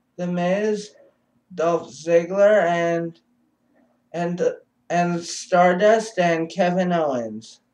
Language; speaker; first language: English; native; English